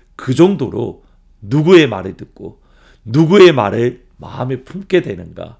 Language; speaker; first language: Korean; native; Korean